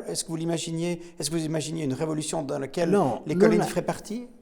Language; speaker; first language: French; native; French